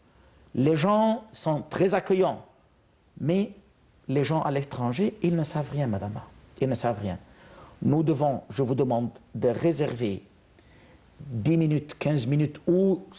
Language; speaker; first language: French; non-native, fluent; Arabic